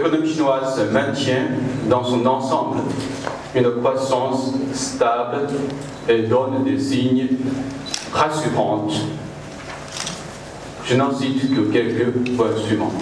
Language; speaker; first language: French; non-native, fluent; Chinese